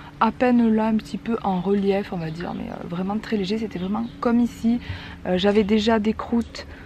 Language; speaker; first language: French; native; French